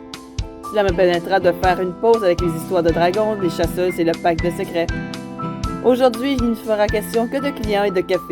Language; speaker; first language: French; native; French